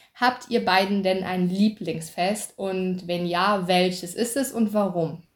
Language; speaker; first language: German; native; German